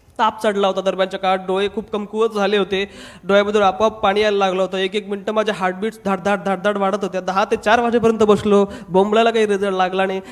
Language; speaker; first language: Marathi; non-native, local second language; Hindi